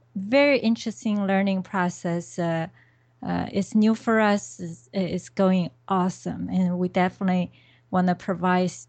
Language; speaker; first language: English; non-native, fluent; Chinese